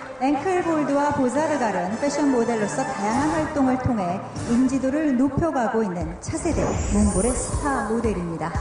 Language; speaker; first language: Korean; native; Korean